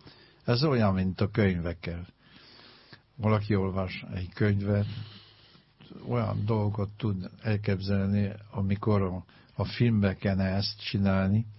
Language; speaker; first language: Hungarian; non-native, learner; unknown